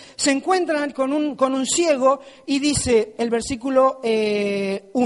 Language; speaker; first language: Spanish; native; Spanish